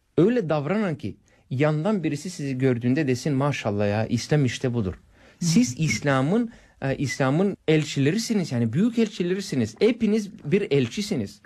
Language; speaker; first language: Turkish; non-native, fluent; English